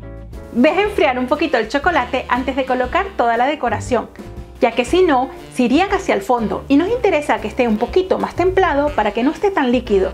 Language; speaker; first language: Spanish; native; Spanish